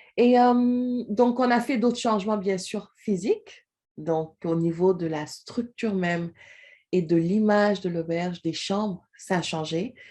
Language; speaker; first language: French; non-native, local second language; Wolof